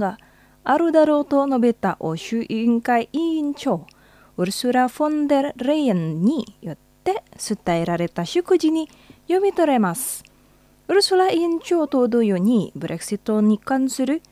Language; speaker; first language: Japanese; non-native, fluent; Indonesian